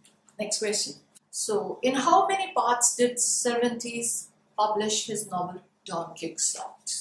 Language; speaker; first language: English; non-native, local second language; Hindi